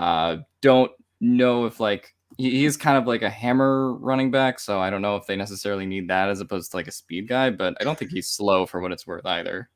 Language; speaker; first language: English; native; English